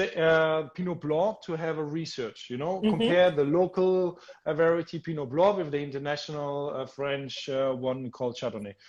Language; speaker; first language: English; non-native, fluent; German